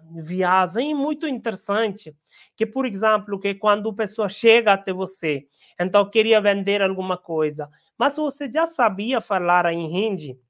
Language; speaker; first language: Portuguese; non-native, learner; Hindi